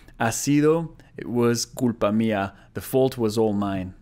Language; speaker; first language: English; non-native, fluent; Japanese